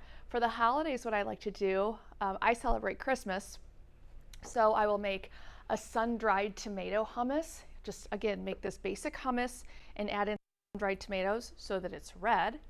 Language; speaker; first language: English; native; English